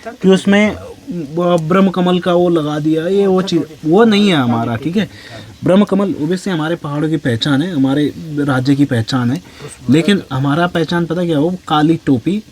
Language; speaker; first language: Hindi; native; Hindi